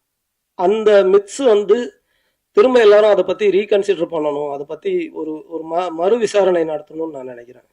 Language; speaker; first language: Tamil; native; Tamil